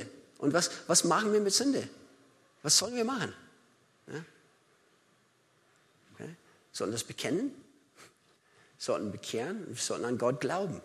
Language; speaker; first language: German; non-native, fluent; English